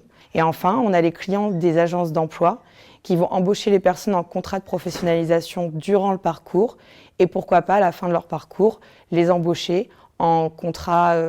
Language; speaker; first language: French; native; French